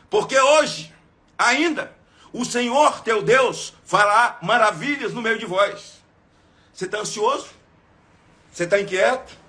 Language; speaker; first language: Portuguese; native; Portuguese